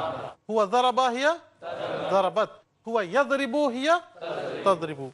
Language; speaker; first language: Arabic; non-native, learner; Urdu